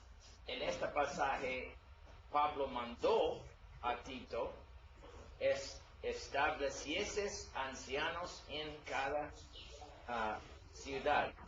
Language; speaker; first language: Spanish; non-native, learner; English